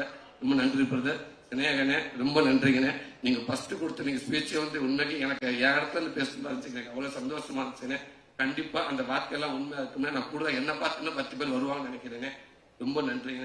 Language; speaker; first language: Tamil; native; Tamil